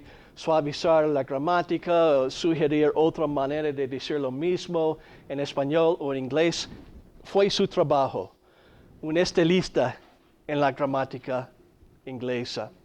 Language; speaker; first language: Spanish; non-native, fluent; English